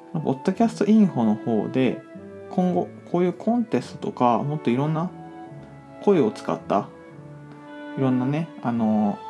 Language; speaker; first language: Japanese; native; Japanese